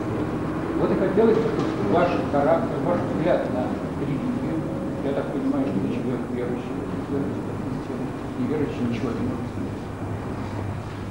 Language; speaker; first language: Russian; native; Russian